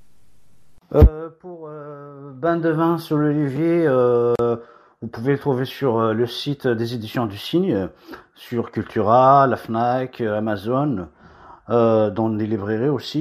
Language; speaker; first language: French; non-native, local second language; Kabyle